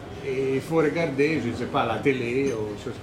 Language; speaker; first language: French; non-native, fluent; Italian